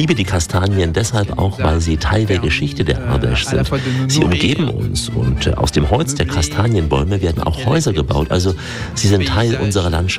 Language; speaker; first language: German; native; German